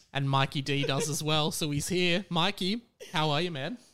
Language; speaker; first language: English; native; English